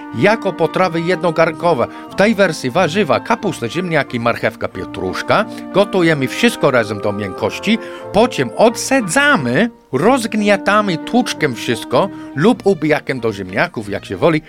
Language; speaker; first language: Polish; non-native, fluent; English